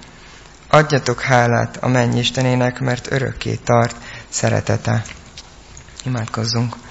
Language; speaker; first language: Hungarian; native; Hungarian